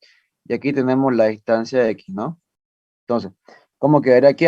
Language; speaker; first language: Spanish; native; Spanish